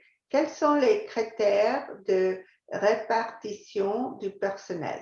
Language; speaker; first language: French; non-native, fluent; English